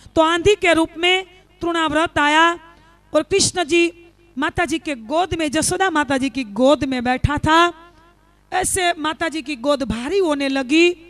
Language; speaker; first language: Hindi; non-native, local second language; Gujarati